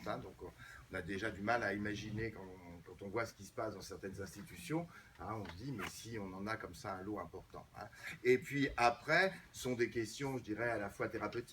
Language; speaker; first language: French; native; French